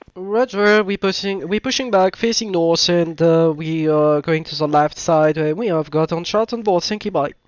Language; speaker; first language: English; non-native, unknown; French